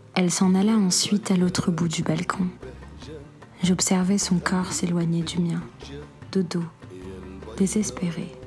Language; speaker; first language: French; non-native, local second language; Arabic